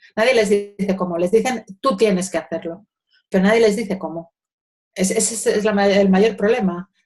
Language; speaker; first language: Spanish; native; Spanish